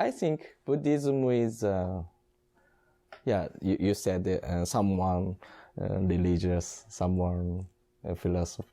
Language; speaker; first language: English; non-native, learner; Japanese